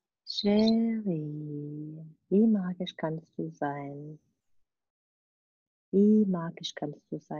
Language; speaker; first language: German; native; German